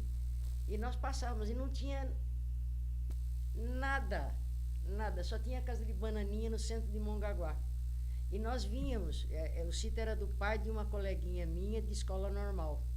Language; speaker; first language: Portuguese; native; Portuguese